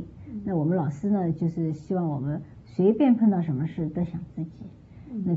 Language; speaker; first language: Chinese; native; Chinese